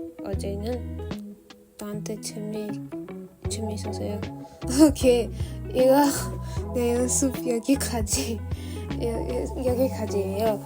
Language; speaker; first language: Korean; non-native, learner; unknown